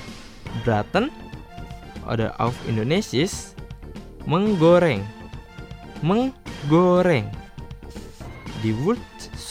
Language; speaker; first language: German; non-native, fluent; Indonesian